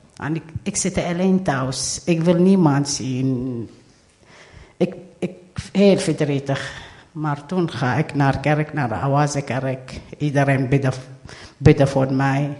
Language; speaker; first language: Dutch; non-native, learner; Arabic